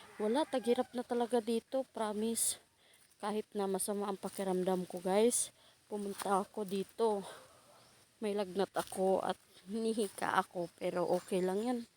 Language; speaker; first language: Filipino; non-native, local second language; Hiligaynon